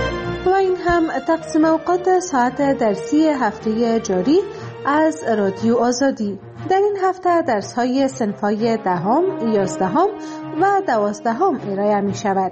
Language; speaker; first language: Persian; native; Persian